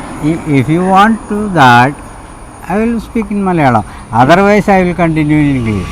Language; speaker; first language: English; non-native, local second language; Malayalam